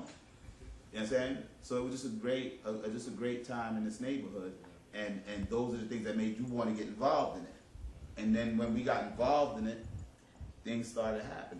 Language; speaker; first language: English; native; English